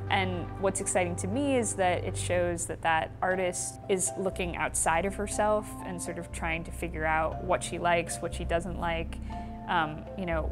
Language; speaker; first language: English; native; English